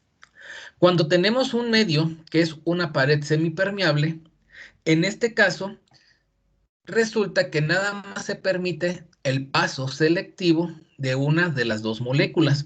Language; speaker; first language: Spanish; native; Spanish